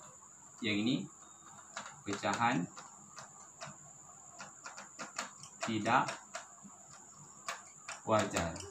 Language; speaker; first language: Malay; native; Malay